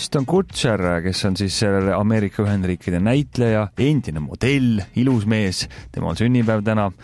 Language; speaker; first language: Estonian; native; Estonian